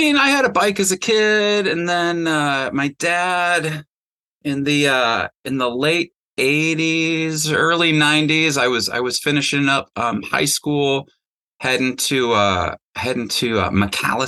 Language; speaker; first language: English; native; English